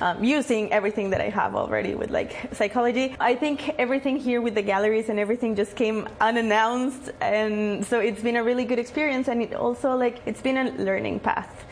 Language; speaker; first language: English; non-native, fluent; Spanish